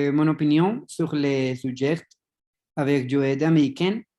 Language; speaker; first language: French; non-native, learner; Spanish